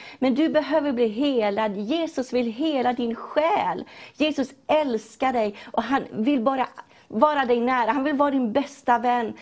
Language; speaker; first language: Swedish; native; Swedish